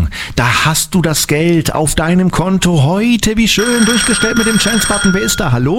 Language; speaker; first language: German; native; German